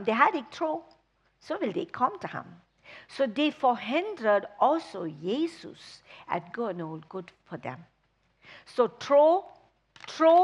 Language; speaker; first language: Danish; non-native, fluent; English